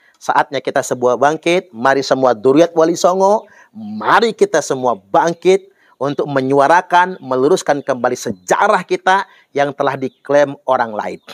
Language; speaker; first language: Indonesian; native; Indonesian